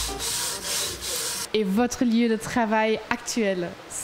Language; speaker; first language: French; non-native, fluent; German